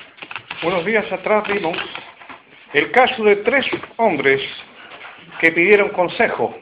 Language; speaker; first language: Spanish; native; Spanish